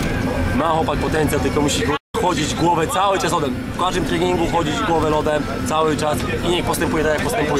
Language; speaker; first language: Polish; native; Polish